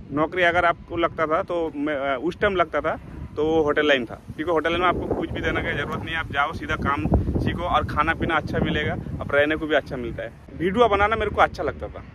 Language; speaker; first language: Hindi; non-native, local second language; Bangla